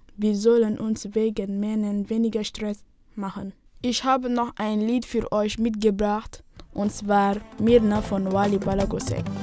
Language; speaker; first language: German; non-native, learner; Wolof